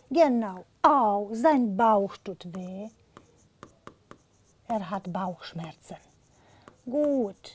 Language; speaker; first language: German; non-native, fluent; Romanian